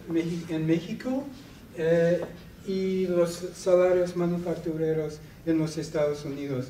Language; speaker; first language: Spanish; non-native, fluent; English